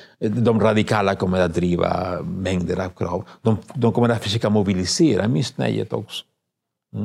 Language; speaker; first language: Swedish; non-native, fluent; Spanish